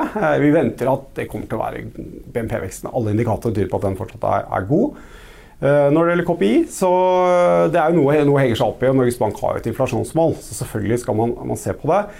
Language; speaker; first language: Norwegian; native; Norwegian